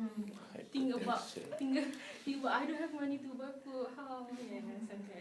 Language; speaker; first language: English; non-native, local second language; Malay